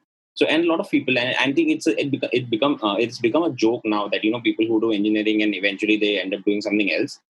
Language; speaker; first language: English; non-native, local second language; Gujarati